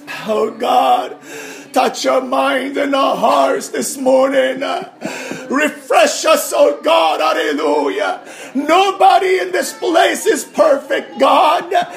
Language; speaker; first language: English; non-native, fluent; Japanese